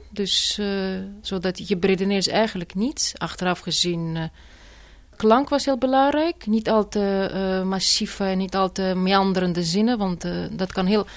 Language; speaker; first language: Dutch; non-native, fluent; Russian